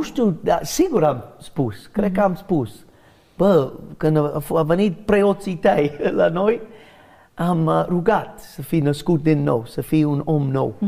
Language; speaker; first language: Romanian; non-native, learner; English